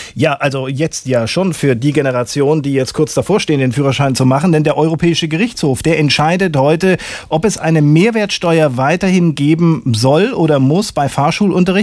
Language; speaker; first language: German; native; German